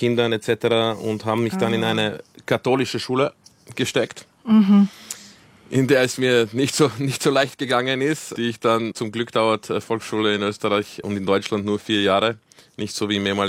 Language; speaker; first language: German; early bilingual, other home language; Croatian